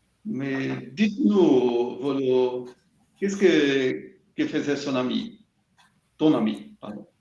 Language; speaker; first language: French; non-native, learner; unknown